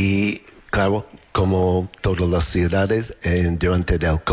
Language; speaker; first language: Spanish; non-native, learner; English